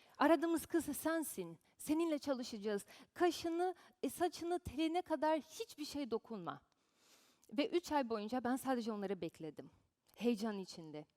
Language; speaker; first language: Turkish; non-native, fluent; Portuguese